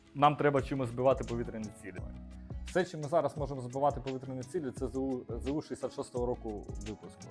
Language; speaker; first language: Ukrainian; non-native, local second language; Russian